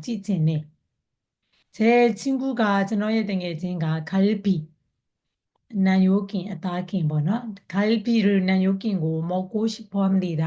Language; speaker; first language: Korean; non-native, fluent; Burmese